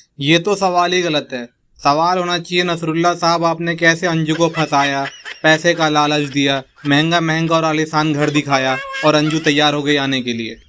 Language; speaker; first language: Hindi; native; Hindi